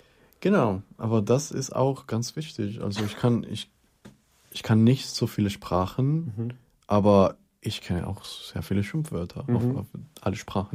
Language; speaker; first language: German; non-native, fluent; Spanish